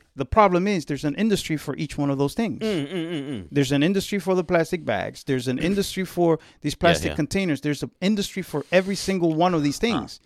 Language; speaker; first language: English; early bilingual, other home language; Spanish